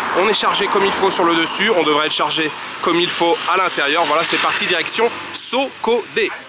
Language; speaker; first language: French; native; French